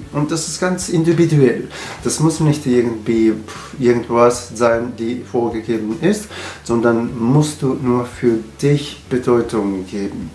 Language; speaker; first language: German; non-native, learner; Japanese